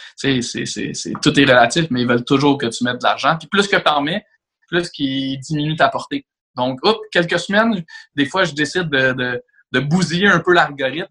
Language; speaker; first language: French; native; French